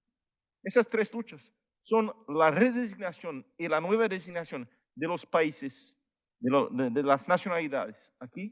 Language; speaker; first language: Spanish; non-native, fluent; Haitian Creole